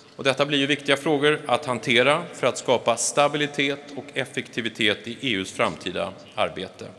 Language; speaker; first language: Swedish; native; Swedish